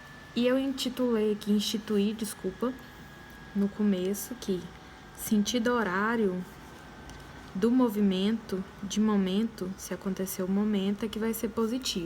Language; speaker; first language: Portuguese; native; Portuguese